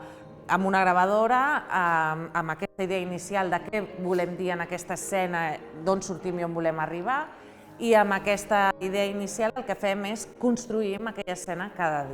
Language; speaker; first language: Catalan; native; Catalan